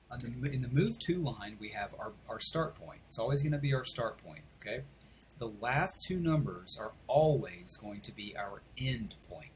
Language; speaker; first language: English; native; English